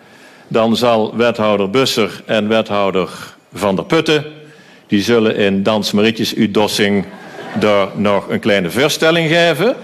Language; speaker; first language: Dutch; native; Dutch